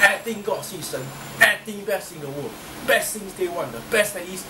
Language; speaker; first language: English; non-native, local second language; Chinese